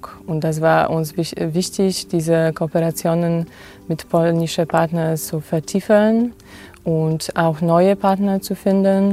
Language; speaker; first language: German; non-native, fluent; Polish